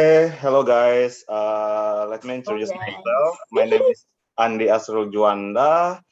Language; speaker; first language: English; non-native, learner; Indonesian